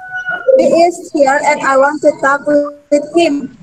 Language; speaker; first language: English; non-native, learner; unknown